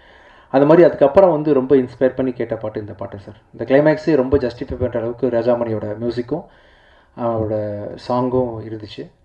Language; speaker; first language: Tamil; native; Tamil